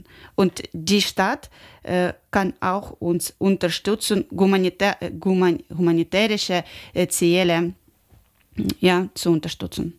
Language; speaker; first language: German; non-native, learner; Ukrainian